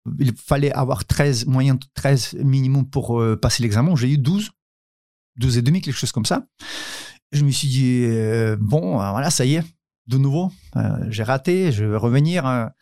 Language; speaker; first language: French; non-native, fluent; Ukrainian